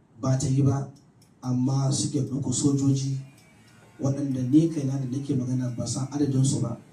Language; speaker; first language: Hausa; native; Hausa